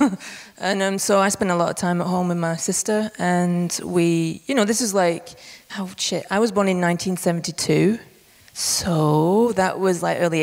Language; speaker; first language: English; native; English